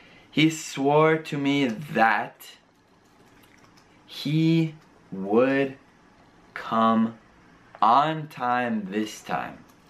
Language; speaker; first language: English; native; English